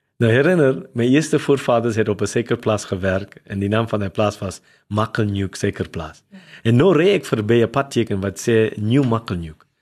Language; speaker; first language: Afrikaans; non-native, local second language; English